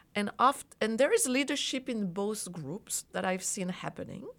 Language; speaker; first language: English; non-native, fluent; French